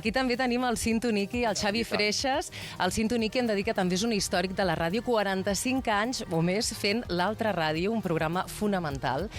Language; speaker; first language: Catalan; native; Catalan